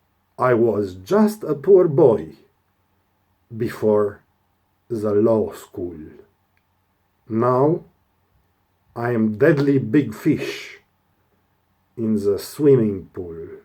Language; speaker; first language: English; non-native, learner; Romanian